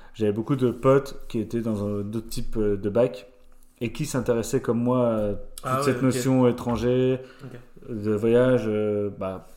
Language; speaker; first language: French; native; French